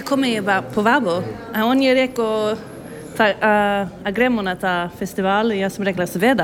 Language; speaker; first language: Slovenian; non-native, fluent; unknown